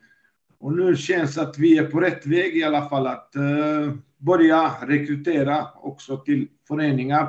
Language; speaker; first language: Swedish; non-native, fluent; Serbian